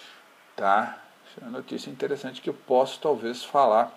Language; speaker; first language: Portuguese; native; Portuguese